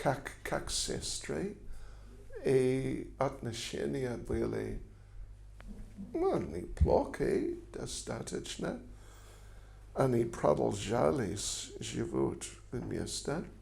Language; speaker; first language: Russian; non-native, learner; English